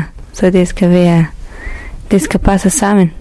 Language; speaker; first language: Danish; non-native, learner; Persian